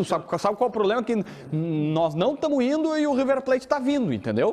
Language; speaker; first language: Portuguese; native; Portuguese